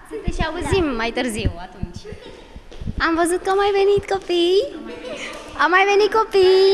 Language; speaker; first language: Romanian; native; Romanian